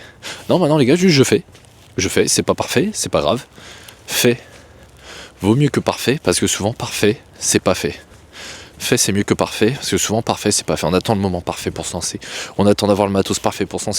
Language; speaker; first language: French; native; French